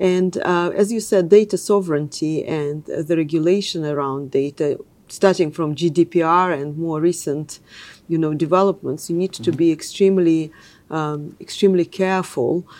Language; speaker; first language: English; non-native, fluent; Russian